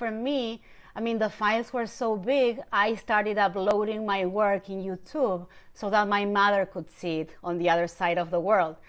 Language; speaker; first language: English; non-native, fluent; Spanish